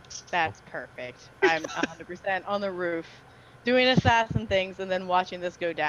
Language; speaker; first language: English; native; English